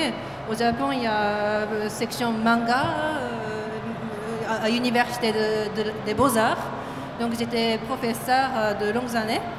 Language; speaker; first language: French; non-native, fluent; Japanese